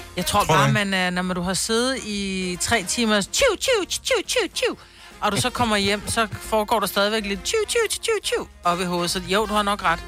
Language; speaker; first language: Danish; native; Danish